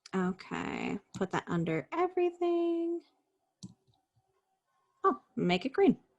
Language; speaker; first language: English; native; English